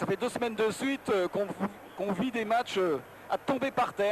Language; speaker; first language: French; native; French